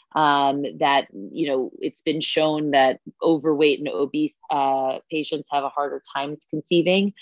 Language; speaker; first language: English; native; English